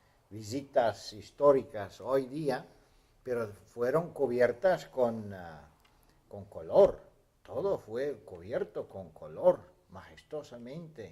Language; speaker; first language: Spanish; non-native, fluent; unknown